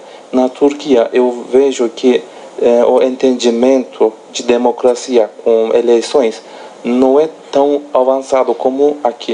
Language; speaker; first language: Portuguese; non-native, fluent; Turkish